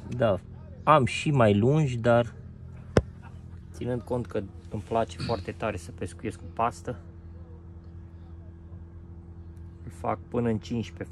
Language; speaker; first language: Romanian; native; Romanian